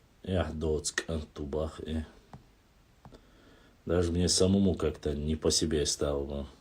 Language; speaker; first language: Russian; non-native, local second language; Chechen